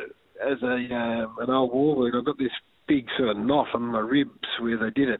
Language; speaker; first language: English; native; English